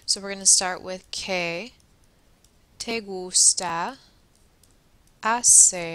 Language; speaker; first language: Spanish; non-native, fluent; English